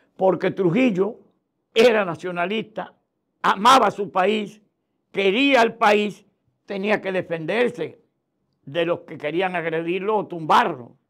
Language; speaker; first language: Spanish; native; Spanish